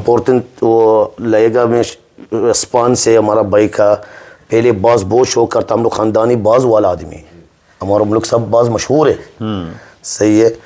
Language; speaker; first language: Hindi; non-native, learner; Arabic